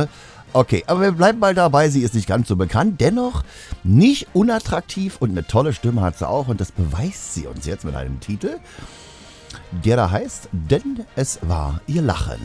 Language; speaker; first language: German; native; German